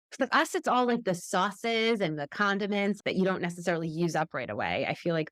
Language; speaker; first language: English; native; English